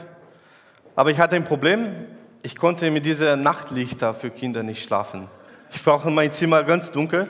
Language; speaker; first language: German; non-native, fluent; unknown